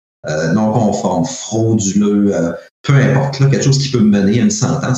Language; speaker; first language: French; native; French